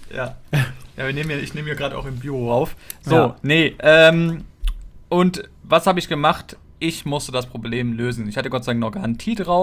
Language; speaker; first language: German; native; German